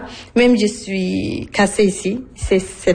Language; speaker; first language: French; non-native, learner; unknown